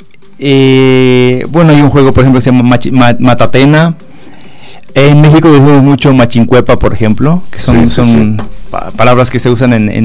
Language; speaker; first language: Spanish; non-native, local second language; Nahuatl languages